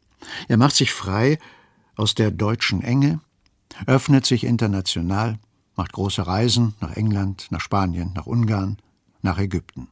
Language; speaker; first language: German; native; German